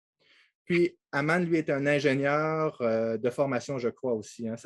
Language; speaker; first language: French; native; French